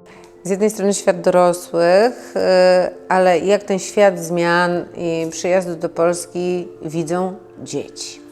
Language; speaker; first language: Polish; native; Polish